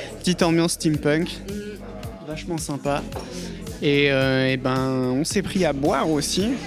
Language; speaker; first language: French; native; French